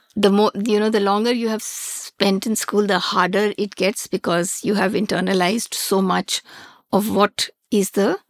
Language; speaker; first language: English; non-native, local second language; Hindi